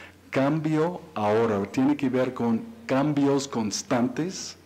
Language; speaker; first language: Spanish; non-native, learner; English